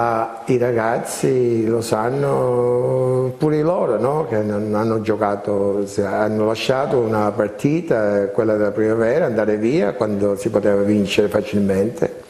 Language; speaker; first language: Italian; early bilingual, heritage; Italian